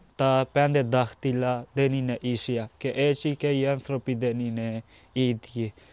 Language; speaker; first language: Greek; non-native, fluent; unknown